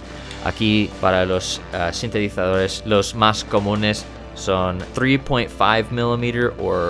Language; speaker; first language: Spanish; non-native, fluent; English